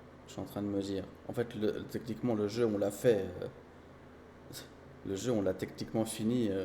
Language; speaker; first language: French; native; French